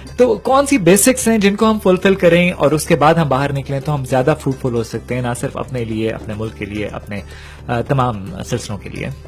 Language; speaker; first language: Urdu; non-native, local second language; Punjabi